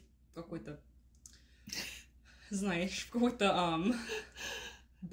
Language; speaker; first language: Russian; early bilingual, heritage; Russian